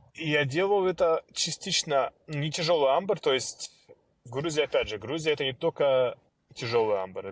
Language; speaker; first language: Russian; early bilingual, other home language; Georgian